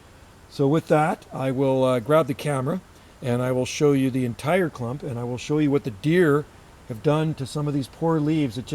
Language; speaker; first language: English; native; English